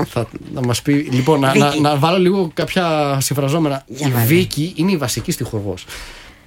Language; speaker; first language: Greek; native; Greek